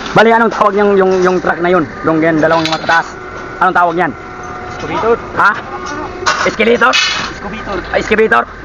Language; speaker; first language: Filipino; non-native, local second language; Cebuano